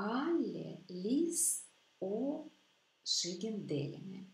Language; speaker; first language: Norwegian; non-native, fluent; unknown